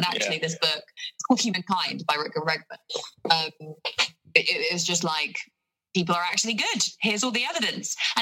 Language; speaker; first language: English; native; English